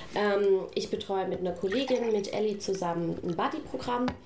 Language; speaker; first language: German; native; German